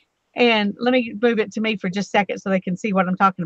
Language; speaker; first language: English; native; English